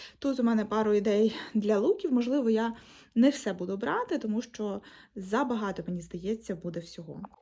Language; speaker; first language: Ukrainian; native; Ukrainian